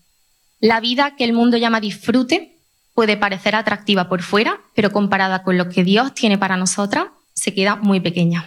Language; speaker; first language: Spanish; native; Spanish